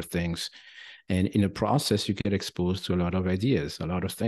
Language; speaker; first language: English; non-native, fluent; French